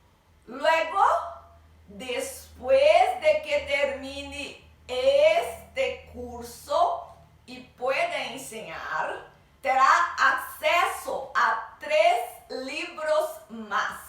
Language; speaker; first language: Spanish; non-native, learner; Portuguese